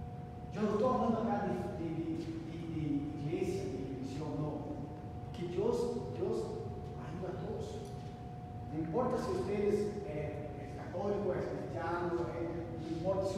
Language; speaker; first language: Spanish; non-native, learner; Portuguese